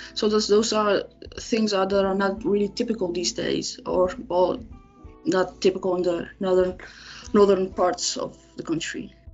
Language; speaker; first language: English; non-native, fluent; Somali